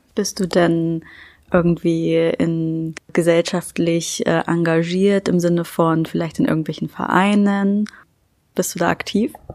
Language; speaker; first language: German; native; German